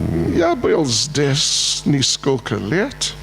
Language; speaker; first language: Russian; non-native, learner; English